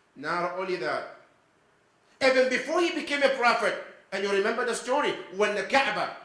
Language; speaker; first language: English; non-native, fluent; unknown